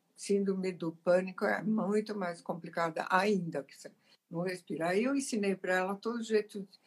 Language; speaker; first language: Portuguese; early bilingual, other home language; Italian